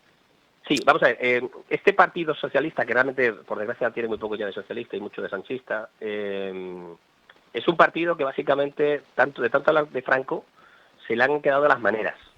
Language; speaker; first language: Spanish; native; Spanish